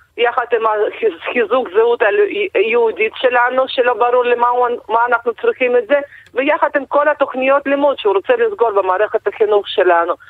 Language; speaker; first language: Hebrew; non-native, fluent; Russian